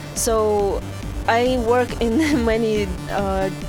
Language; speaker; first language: English; non-native, fluent; Russian